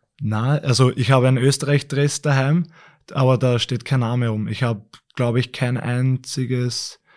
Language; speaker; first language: German; native; German